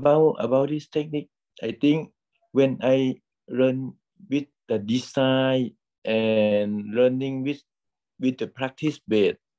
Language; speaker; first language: English; non-native, learner; Thai